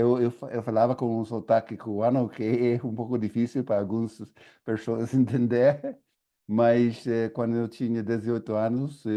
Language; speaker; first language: Portuguese; non-native, fluent; English